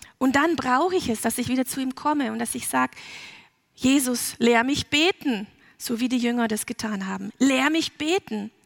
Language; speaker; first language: German; early bilingual, heritage; German